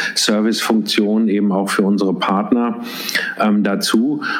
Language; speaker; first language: German; native; German